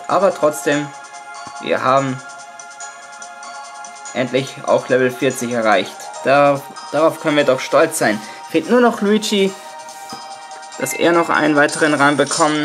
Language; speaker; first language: German; native; German